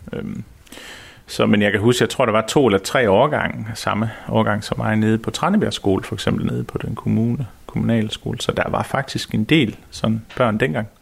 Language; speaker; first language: Danish; native; Danish